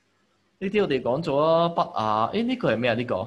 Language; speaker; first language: Cantonese; native; Cantonese